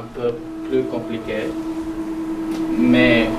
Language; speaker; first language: French; non-native, learner; English